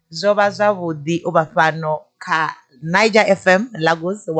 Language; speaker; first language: English; non-native, local second language; Venda